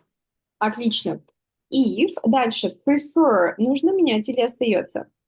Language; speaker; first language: Russian; native; Russian